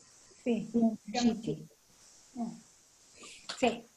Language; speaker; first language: Italian; non-native, learner; Spanish